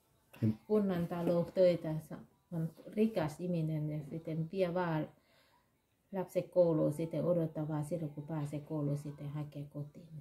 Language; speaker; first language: Finnish; non-native, learner; Thai